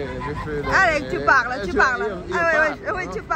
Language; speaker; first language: French; non-native, learner; Vietnamese